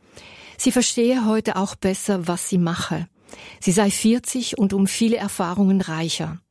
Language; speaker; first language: German; native; German